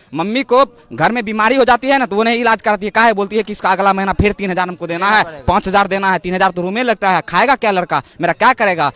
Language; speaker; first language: Hindi; native; Hindi